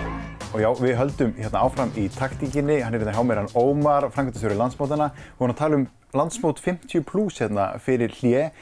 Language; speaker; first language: Icelandic; native; Icelandic